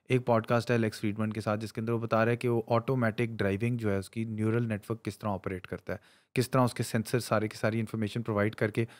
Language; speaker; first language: Urdu; native; Urdu